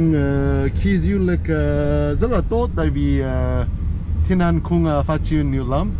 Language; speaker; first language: Vietnamese; non-native, learner; English